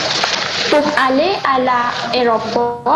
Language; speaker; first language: French; non-native, learner; Malay